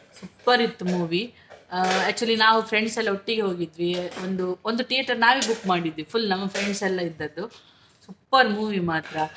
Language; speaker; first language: Kannada; non-native, local second language; Tulu